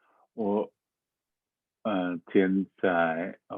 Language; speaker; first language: Chinese; non-native, learner; English